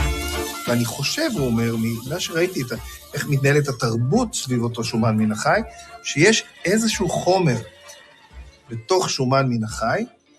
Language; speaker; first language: Hebrew; native; Hebrew